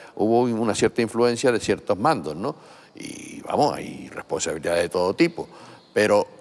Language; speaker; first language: Spanish; native; Spanish